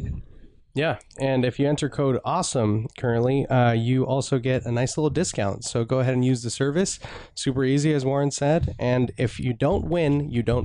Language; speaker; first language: English; native; English